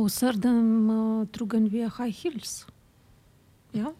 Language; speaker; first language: German; non-native, learner; Ukrainian